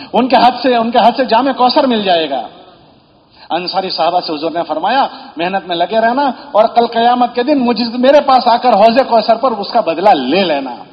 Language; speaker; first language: Urdu; native; Urdu